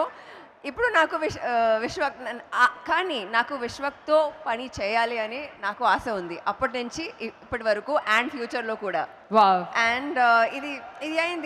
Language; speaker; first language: Telugu; non-native, fluent; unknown